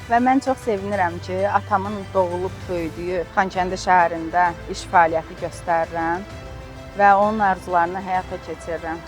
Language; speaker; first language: Azerbaijani; native; Azerbaijani